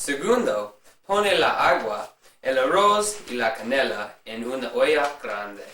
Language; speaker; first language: Spanish; non-native, learner; English